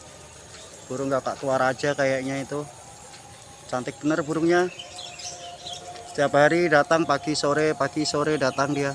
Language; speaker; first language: Indonesian; non-native, local second language; Javanese